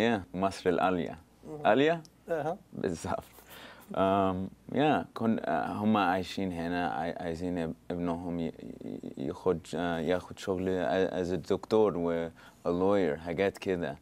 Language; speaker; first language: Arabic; early bilingual, heritage; English